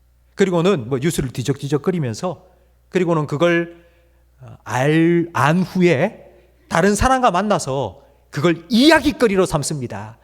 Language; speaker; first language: Korean; native; Korean